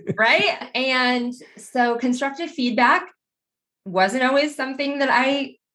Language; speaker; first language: English; native; English